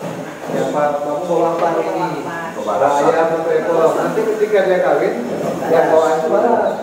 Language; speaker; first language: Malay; non-native, local second language; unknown